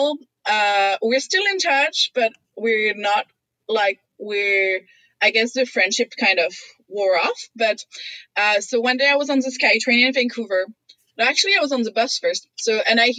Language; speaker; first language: English; non-native, fluent; French